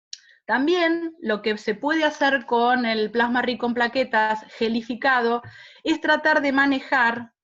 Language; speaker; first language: Spanish; native; Spanish